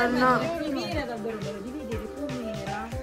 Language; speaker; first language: Italian; native; Italian